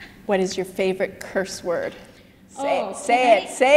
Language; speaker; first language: English; native; English